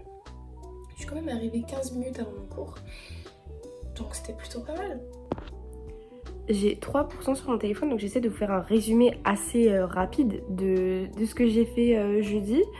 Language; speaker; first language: French; native; French